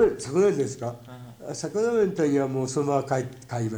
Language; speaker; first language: Japanese; native; Japanese